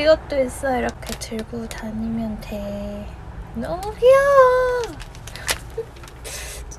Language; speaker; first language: Korean; non-native, fluent; Chinese